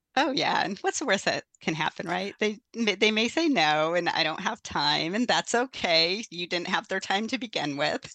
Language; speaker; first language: English; native; English